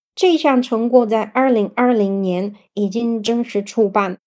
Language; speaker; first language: Chinese; non-native, fluent; Bulgarian